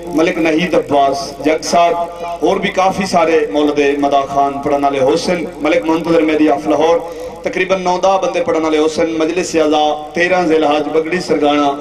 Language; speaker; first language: Urdu; non-native, local second language; Punjabi